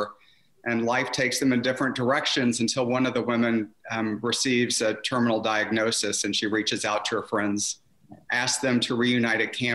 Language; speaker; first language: English; native; English